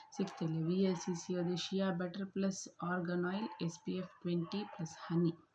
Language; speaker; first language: Kannada; native; Kannada